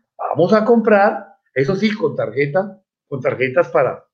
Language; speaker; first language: Spanish; native; Spanish